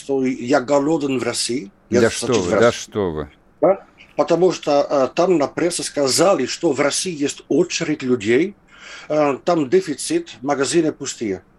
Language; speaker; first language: Russian; non-native, fluent; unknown